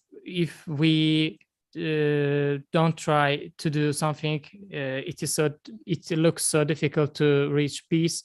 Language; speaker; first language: English; non-native, learner; Azerbaijani